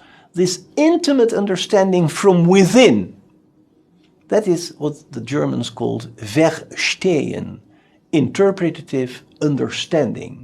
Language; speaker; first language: English; non-native, fluent; Dutch